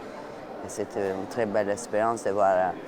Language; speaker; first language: French; non-native, fluent; Italian